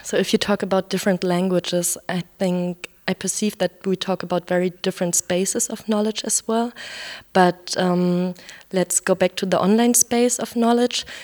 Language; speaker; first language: English; non-native, fluent; German